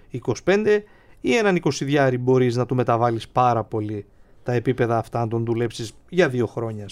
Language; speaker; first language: Greek; native; Greek